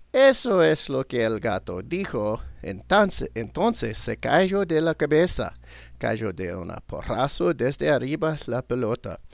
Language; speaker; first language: Spanish; non-native, learner; English